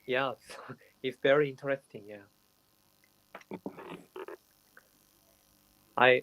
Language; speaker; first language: English; non-native, learner; Korean